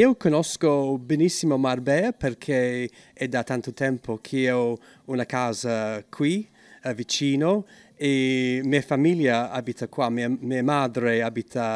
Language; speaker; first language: Italian; non-native, fluent; English